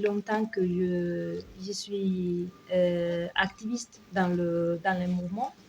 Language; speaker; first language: French; non-native, learner; Spanish